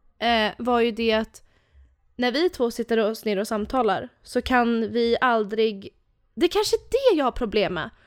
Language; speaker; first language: Swedish; native; Swedish